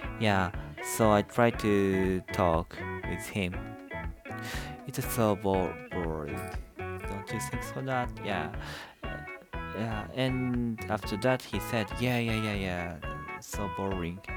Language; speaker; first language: English; non-native, learner; Japanese